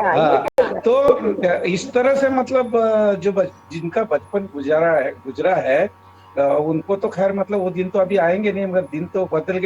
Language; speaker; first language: Hindi; native; Hindi